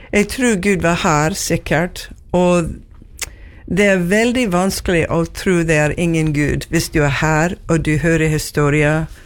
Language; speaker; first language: Norwegian; non-native, learner; English